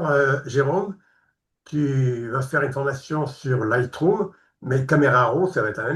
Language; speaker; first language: French; native; French